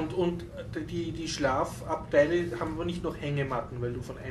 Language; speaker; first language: German; native; German